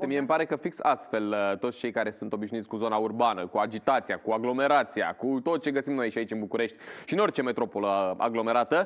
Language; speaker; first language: Romanian; native; Romanian